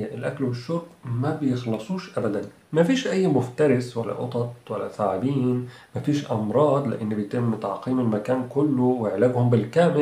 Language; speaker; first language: Arabic; native; Arabic